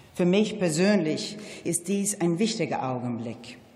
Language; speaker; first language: German; non-native, fluent; Swedish